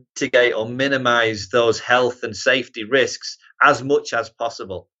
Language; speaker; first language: English; native; English